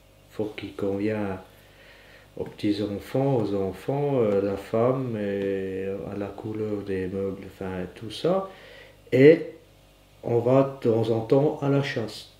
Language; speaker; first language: French; native; French